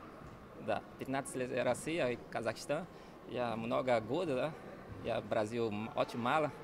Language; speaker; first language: Russian; non-native, learner; Portuguese